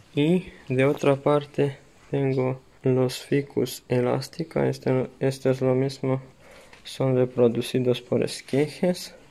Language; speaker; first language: Spanish; non-native, learner; Serbian